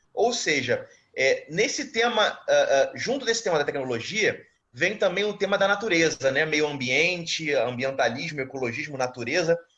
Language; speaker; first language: Portuguese; native; Portuguese